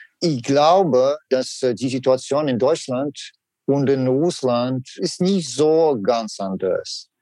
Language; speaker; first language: German; non-native, learner; Russian